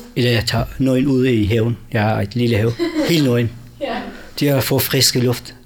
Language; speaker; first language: Danish; non-native, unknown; Kurdish